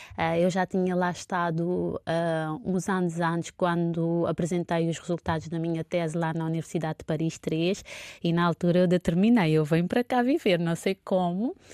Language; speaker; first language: Portuguese; non-native, local second language; Kabuverdianu